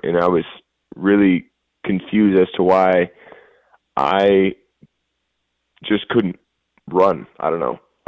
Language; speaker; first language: English; native; English